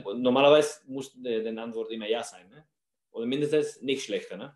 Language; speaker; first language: German; non-native, fluent; Spanish